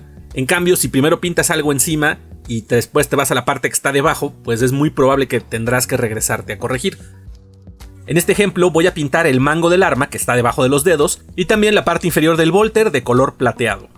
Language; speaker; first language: Spanish; native; Spanish